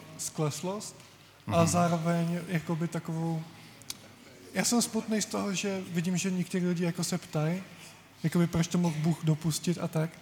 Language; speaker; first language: Czech; native; Czech